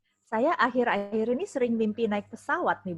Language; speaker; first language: Indonesian; native; Indonesian